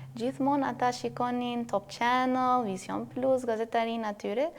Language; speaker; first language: Albanian; early bilingual, heritage; Albanian